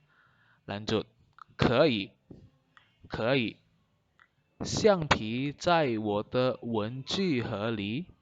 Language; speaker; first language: Chinese; non-native, fluent; Indonesian